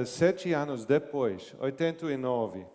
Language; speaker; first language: Portuguese; non-native, learner; English